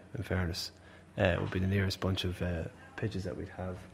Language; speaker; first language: English; native; English